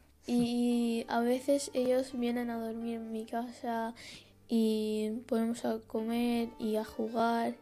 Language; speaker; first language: Spanish; early bilingual, other home language; Arabic